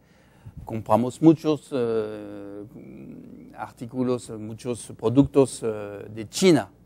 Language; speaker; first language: Spanish; non-native, fluent; French